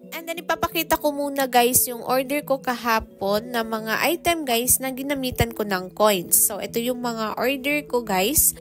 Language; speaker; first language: Filipino; non-native, local second language; Cebuano